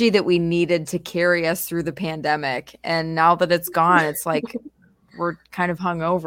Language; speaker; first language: English; native; English